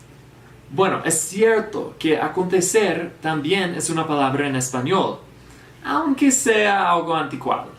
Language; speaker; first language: Spanish; non-native, fluent; English